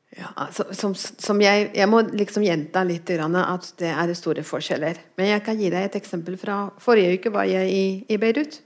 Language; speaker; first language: Norwegian; non-native, fluent; Spanish